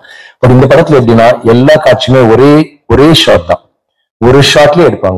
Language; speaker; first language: Tamil; native; Tamil